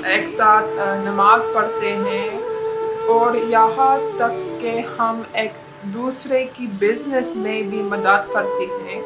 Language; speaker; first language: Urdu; non-native, learner; English